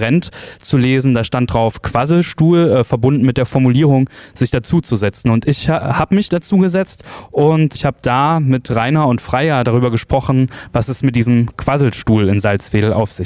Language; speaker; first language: German; native; German